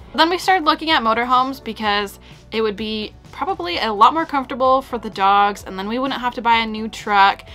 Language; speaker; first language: English; native; English